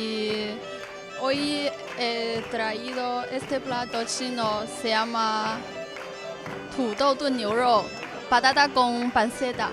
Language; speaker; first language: Spanish; non-native, learner; Chinese